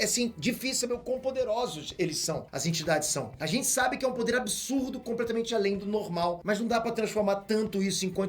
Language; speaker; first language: Portuguese; native; Portuguese